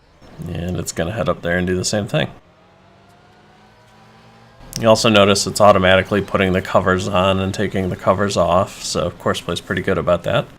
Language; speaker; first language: English; native; English